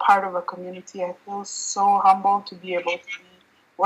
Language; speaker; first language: English; non-native, local second language; Kinyarwanda